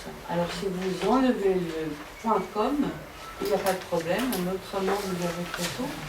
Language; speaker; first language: French; non-native, fluent; Dutch